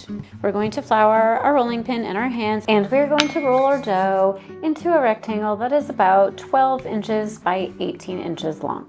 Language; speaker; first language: English; native; English